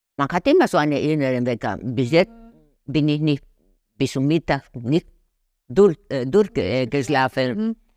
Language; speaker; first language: German; non-native, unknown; Spanish